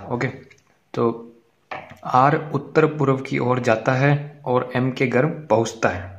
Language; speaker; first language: Hindi; native; Hindi